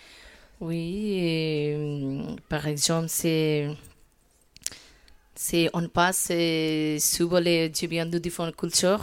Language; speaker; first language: French; non-native, learner; Bangla